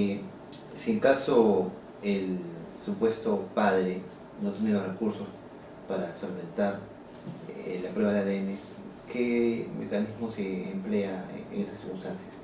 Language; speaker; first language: Spanish; native; Spanish